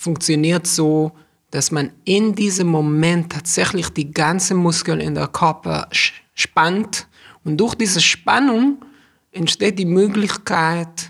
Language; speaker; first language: German; non-native, fluent; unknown